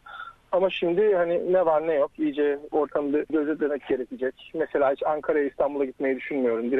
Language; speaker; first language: Turkish; native; Turkish